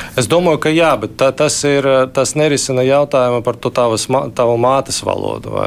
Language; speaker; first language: Latvian; non-native, local second language; Russian